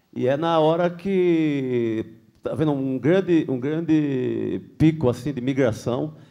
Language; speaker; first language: Portuguese; native; Portuguese